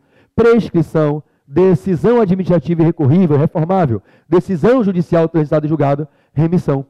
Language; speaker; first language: Portuguese; native; Portuguese